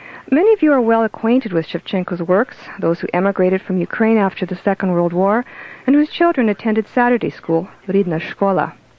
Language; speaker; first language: English; native; English